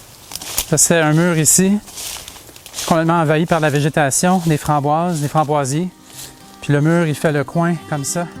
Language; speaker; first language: French; native; French